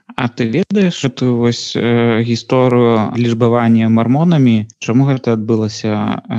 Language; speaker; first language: Belarusian; non-native, local second language; Russian